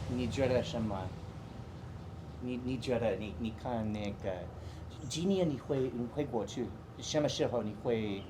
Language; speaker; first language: Chinese; non-native, learner; English